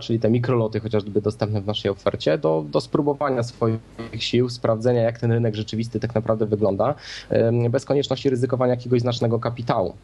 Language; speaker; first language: Polish; native; Polish